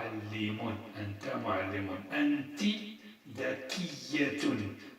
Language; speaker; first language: Arabic; non-native, fluent; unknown